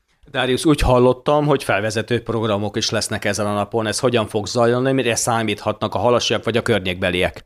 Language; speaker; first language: Hungarian; native; Hungarian